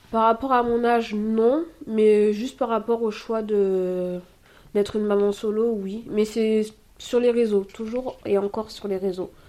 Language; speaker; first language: French; early bilingual, other home language; Haitian Creole